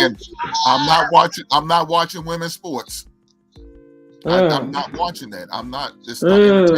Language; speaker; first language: English; native; English